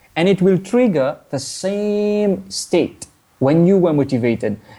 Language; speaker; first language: English; non-native, fluent; Morisyen